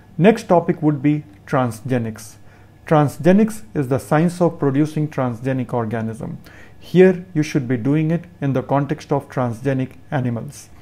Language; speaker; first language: English; non-native, local second language; Hindi